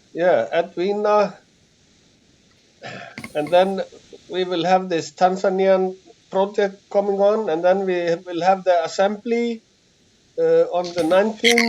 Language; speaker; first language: English; non-native, fluent; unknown